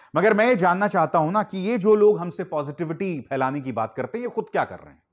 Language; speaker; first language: Hindi; native; Hindi